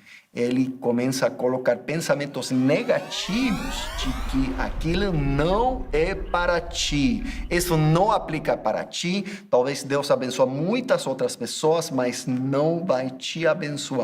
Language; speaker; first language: Portuguese; non-native, fluent; English